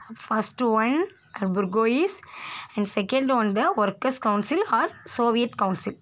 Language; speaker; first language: English; non-native, local second language; Tamil